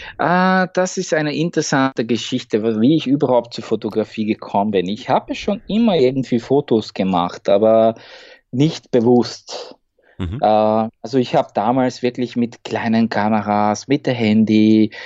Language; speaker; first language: German; non-native, fluent; Hungarian